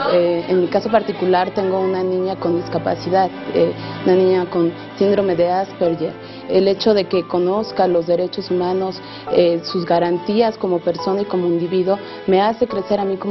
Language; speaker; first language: Spanish; native; Spanish